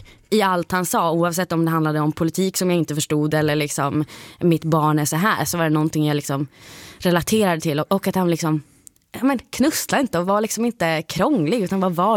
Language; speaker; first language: Swedish; native; Swedish